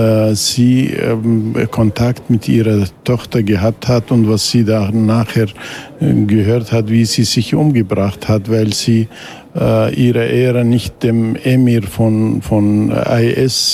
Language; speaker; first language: German; non-native, fluent; Kurdish